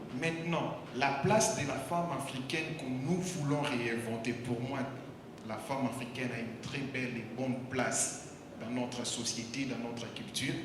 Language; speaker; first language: French; non-native, local second language; Lingala